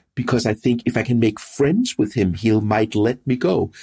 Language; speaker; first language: English; non-native, fluent; Danish